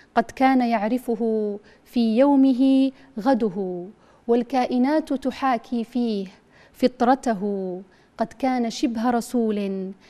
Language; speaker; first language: Arabic; native; Arabic